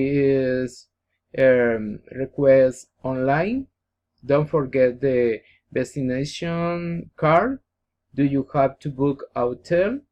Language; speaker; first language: English; non-native, learner; Spanish